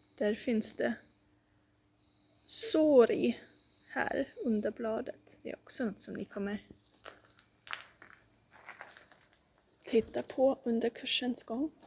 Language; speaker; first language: Swedish; non-native, fluent; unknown